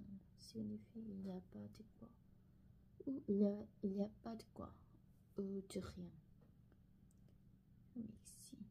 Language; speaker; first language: French; non-native, learner; Korean